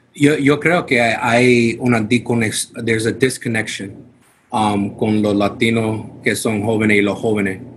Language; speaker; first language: Spanish; non-native, fluent; English